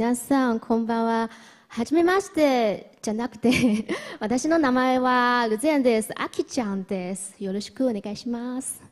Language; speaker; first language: Japanese; non-native, learner; Chinese